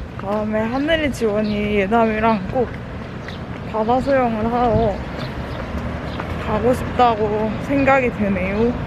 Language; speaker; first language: Korean; native; Korean